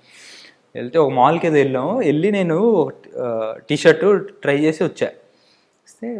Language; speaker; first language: Telugu; native; Telugu